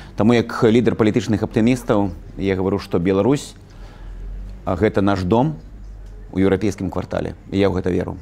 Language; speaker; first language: Belarusian; native; Belarusian